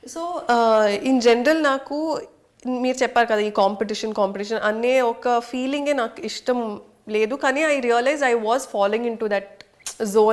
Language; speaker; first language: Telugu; non-native, local second language; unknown